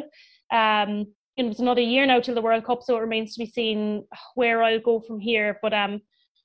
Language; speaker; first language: English; native; English